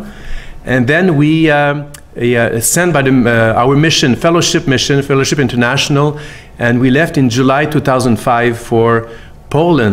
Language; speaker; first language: English; non-native, fluent; French